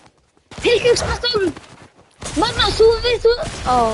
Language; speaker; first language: Icelandic; early bilingual, heritage; Icelandic